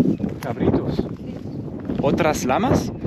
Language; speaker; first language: Spanish; non-native, learner; French